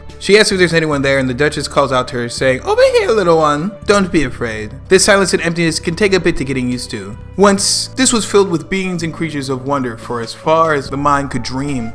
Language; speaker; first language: English; native; English